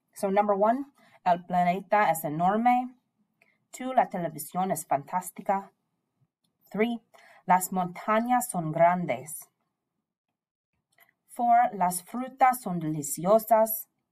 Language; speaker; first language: Spanish; non-native, fluent; English